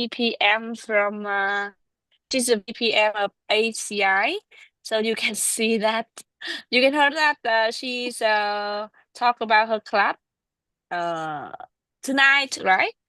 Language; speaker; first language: English; non-native, learner; Vietnamese